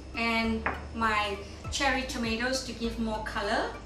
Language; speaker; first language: English; non-native, local second language; Gujarati